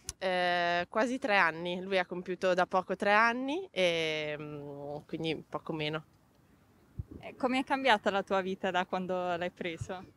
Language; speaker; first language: Italian; native; Italian